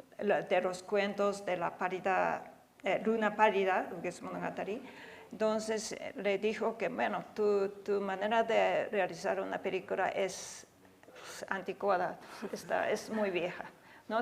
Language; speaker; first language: Spanish; non-native, fluent; Japanese